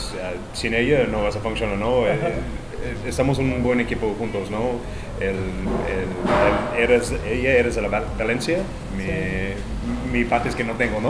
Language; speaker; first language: Spanish; non-native, fluent; English